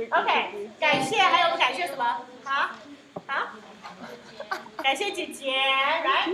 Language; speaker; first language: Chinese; early bilingual, heritage; Chinese